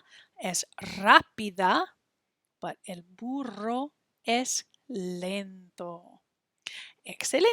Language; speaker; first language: Spanish; non-native, fluent; English